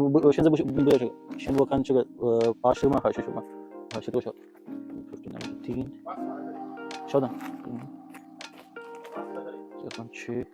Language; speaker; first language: Chinese; non-native, learner; Urdu